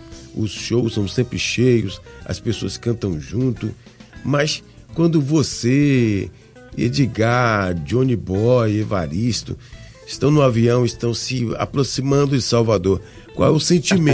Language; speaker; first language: Portuguese; native; Portuguese